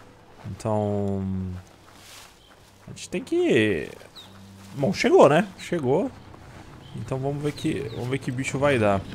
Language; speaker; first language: Portuguese; native; Portuguese